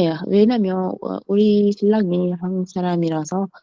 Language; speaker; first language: Korean; non-native, learner; Uzbek